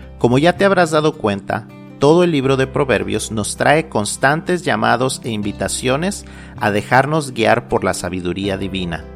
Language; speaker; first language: Spanish; native; Spanish